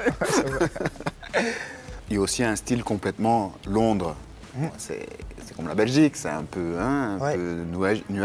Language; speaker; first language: French; native; French